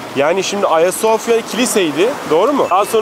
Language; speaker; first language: Turkish; native; Turkish